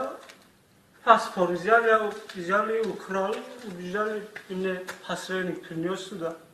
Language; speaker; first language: Russian; non-native, learner; Tajik